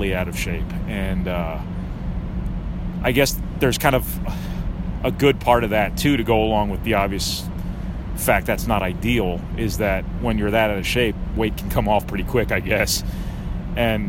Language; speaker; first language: English; native; English